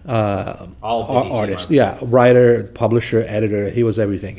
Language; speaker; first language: English; non-native, fluent; Portuguese